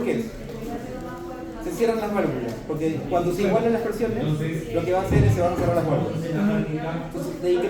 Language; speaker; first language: Spanish; native; Spanish